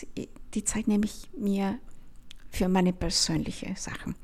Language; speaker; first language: German; non-native, fluent; Spanish